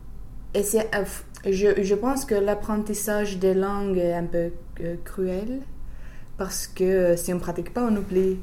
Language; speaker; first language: French; non-native, fluent; Finnish